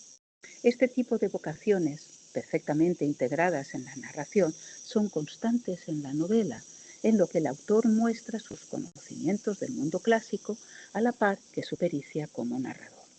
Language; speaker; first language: Spanish; native; Spanish